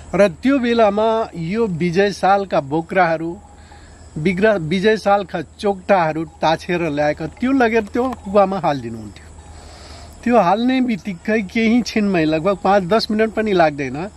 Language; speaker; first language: Nepali; non-native, local second language; Rana Tharu